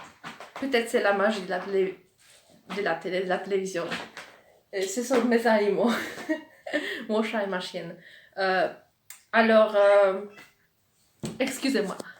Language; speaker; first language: French; non-native, fluent; Polish